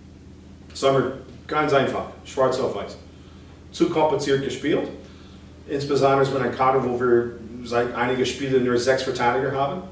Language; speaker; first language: German; non-native, fluent; English